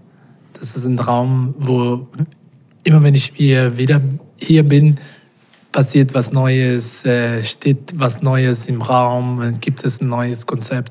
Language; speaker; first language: German; non-native, fluent; Portuguese